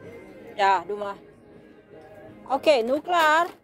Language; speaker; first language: Dutch; non-native, learner; Indonesian